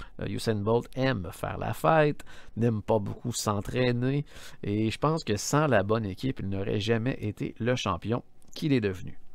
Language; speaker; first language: French; native; French